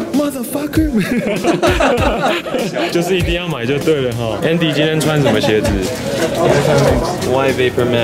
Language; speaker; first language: Chinese; native; Chinese